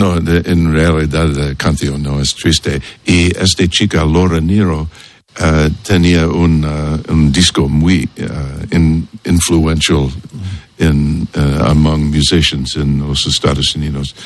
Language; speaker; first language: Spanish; non-native, learner; English